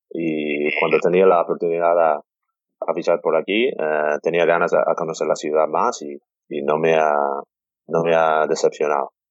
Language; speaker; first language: Spanish; non-native, fluent; English